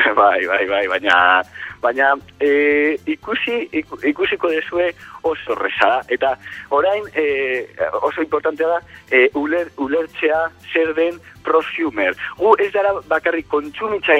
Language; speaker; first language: Basque; non-native, learner; Spanish